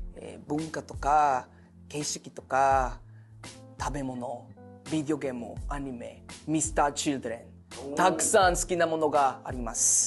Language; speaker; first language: Japanese; non-native, learner; Spanish